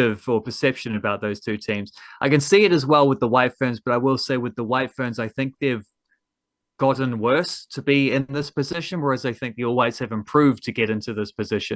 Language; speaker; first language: English; native; English